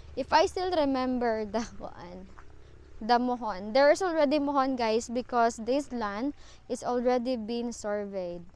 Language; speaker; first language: English; non-native, local second language; Cebuano